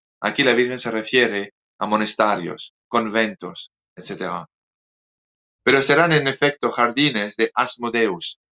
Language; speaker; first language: Spanish; non-native, fluent; French